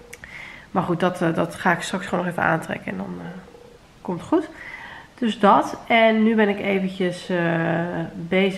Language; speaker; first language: Dutch; native; Dutch